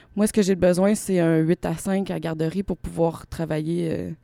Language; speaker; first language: French; native; French